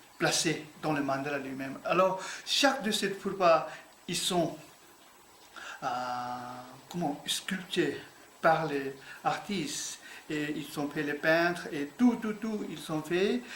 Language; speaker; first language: French; non-native, learner; Tibetan